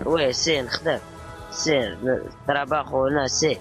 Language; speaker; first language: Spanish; non-native, learner; Arabic